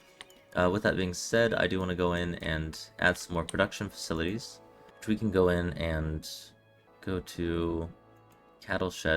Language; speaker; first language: English; native; English